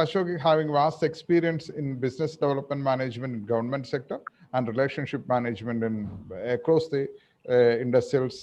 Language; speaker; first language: English; non-native, local second language; Malayalam